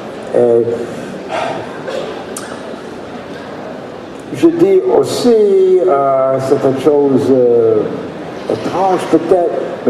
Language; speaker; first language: French; non-native, learner; English